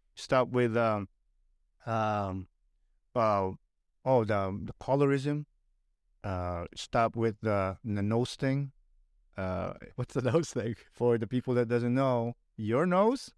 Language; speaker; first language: English; non-native, local second language; Filipino